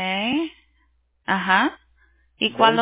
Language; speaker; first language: Spanish; early bilingual, heritage; Spanish